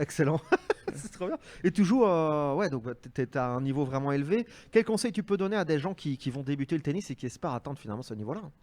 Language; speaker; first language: French; native; French